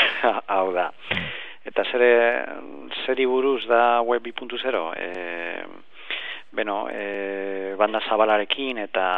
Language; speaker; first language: Basque; non-native, learner; Spanish